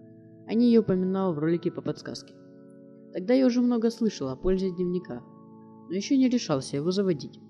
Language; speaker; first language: Russian; native; Russian